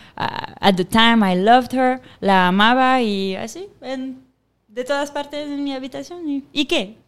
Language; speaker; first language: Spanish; non-native, fluent; French